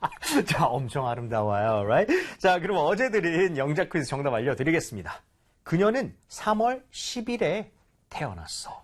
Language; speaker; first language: Korean; native; Korean